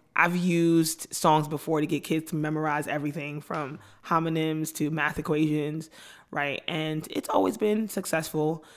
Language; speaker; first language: English; native; English